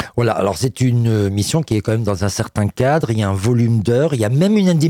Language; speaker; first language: French; native; French